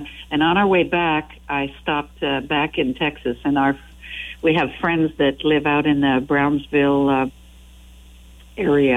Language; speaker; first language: English; non-native, fluent; French